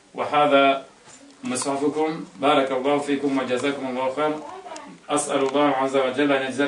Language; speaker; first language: Arabic; non-native, local second language; Comorian